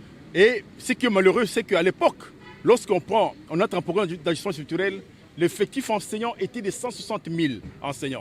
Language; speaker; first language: French; non-native, local second language; Lingala